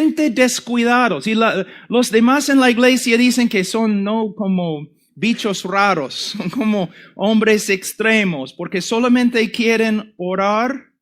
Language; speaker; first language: Spanish; non-native, fluent; English